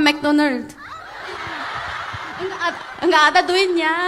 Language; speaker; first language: Indonesian; non-native, fluent; Korean